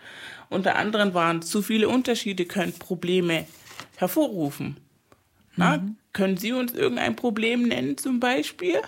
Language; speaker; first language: German; non-native, fluent; Spanish